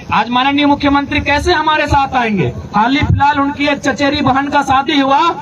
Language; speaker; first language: Hindi; native; Hindi